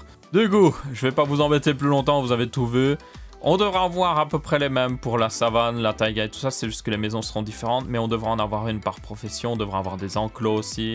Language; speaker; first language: French; native; French